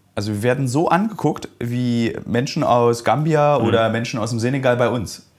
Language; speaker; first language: German; native; German